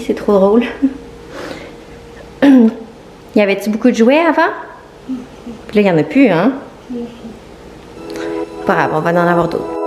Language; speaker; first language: French; native; French